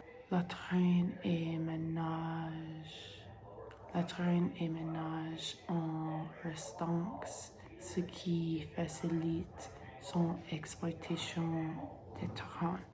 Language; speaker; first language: French; non-native, learner; English